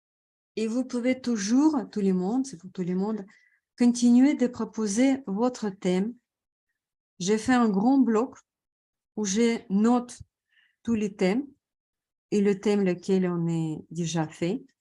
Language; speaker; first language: French; non-native, fluent; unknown